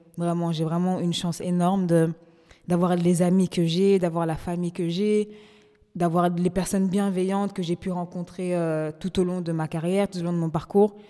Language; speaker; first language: French; native; French